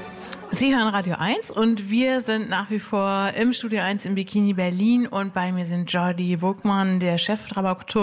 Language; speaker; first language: German; native; German